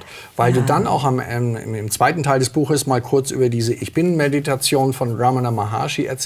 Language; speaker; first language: German; native; German